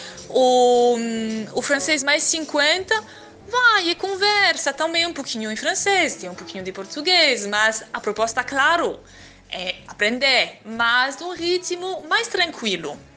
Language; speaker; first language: Portuguese; non-native, fluent; French